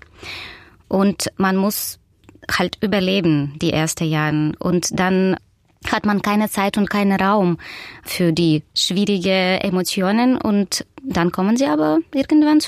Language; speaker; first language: German; non-native, fluent; Russian